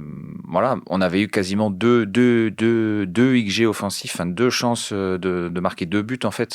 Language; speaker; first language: French; native; French